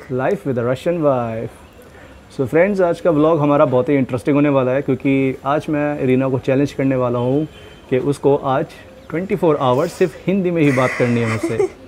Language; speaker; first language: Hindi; native; Hindi